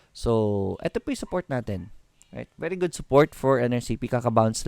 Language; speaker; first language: Filipino; native; Filipino